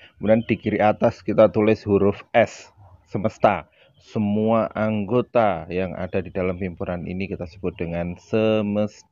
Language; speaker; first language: Indonesian; native; Indonesian